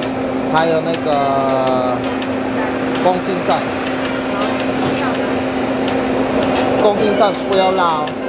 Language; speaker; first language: Chinese; non-native, learner; Filipino